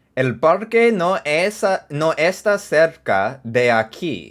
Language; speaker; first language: Spanish; non-native, learner; English